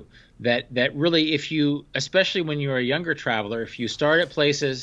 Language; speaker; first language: English; native; English